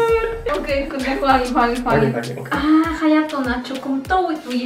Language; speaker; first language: Korean; non-native, learner; Spanish